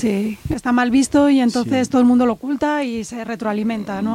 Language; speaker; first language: Spanish; native; Spanish